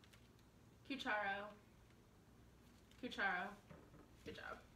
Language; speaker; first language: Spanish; non-native, learner; English